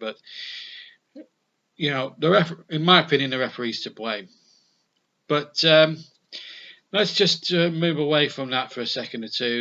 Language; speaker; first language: English; native; English